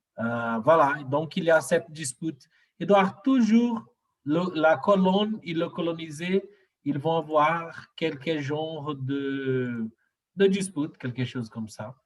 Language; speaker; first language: French; non-native, learner; Portuguese